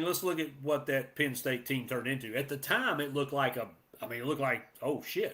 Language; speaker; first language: English; native; English